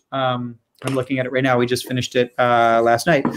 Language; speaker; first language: English; native; English